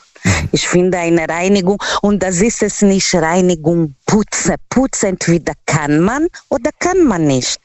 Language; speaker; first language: German; non-native, learner; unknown